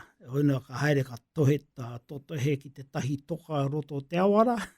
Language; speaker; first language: Māori; native; Māori